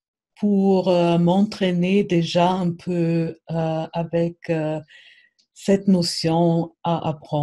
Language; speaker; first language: French; non-native, fluent; German